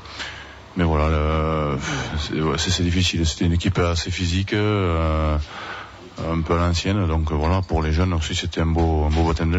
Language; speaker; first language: French; native; French